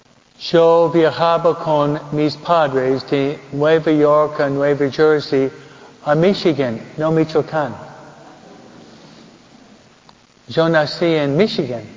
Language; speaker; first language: Spanish; early bilingual, heritage; Spanish